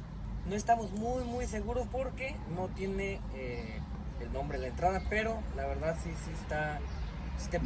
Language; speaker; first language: Spanish; native; Spanish